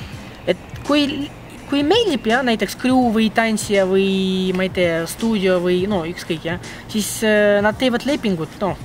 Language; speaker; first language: Estonian; non-native, local second language; Russian